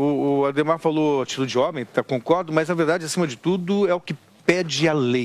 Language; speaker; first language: Portuguese; native; Portuguese